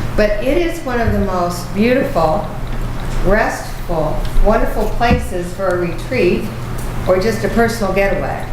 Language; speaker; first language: English; native; English